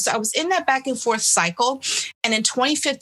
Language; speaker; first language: English; native; English